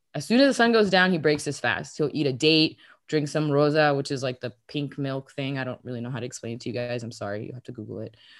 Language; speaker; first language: English; early bilingual, other home language; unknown